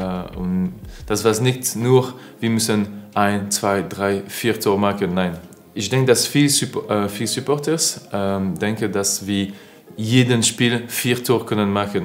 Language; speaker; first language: German; non-native, learner; French